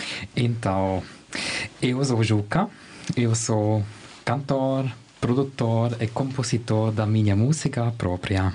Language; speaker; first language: Portuguese; non-native, learner; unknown